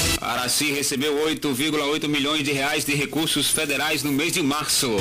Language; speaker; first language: Portuguese; native; Portuguese